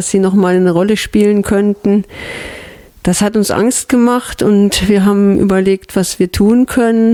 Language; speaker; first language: German; native; German